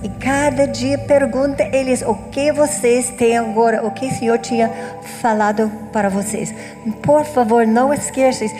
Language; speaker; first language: Portuguese; non-native, learner; English